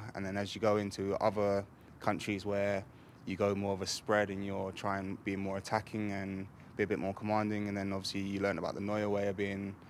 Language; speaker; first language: English; native; English